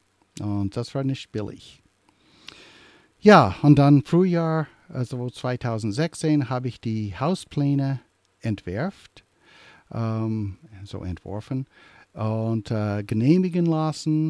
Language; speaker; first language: German; early bilingual, heritage; English